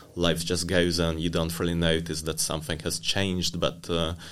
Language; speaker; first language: English; non-native, fluent; Hungarian